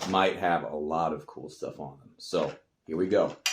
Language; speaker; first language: English; non-native, fluent; Swedish